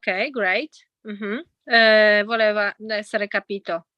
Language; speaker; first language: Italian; non-native, fluent; Polish